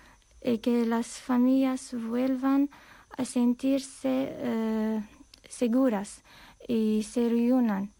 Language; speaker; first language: Spanish; non-native, fluent; Armenian